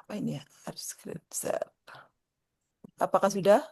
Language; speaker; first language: Indonesian; native; Indonesian